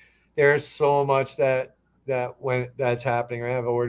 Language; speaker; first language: English; native; English